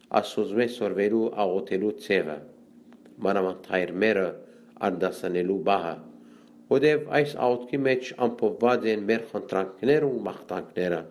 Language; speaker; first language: Armenian; early bilingual, heritage; Armenian